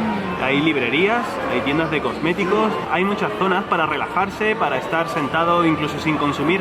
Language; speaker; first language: Spanish; native; Spanish